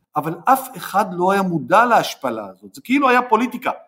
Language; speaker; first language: Hebrew; native; Hebrew